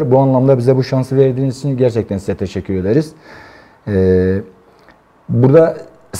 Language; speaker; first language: Turkish; native; Turkish